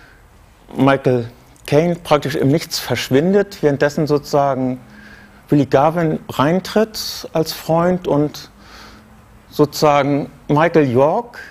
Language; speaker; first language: German; native; German